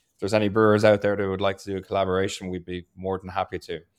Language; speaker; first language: English; native; English